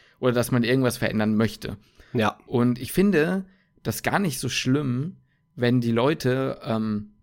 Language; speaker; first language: German; native; German